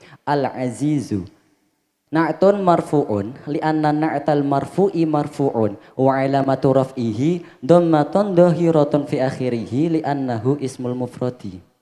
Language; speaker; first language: Arabic; non-native, learner; Javanese